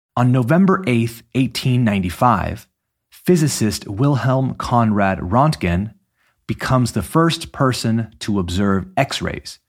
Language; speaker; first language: English; native; English